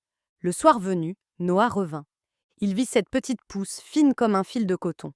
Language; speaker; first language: French; native; French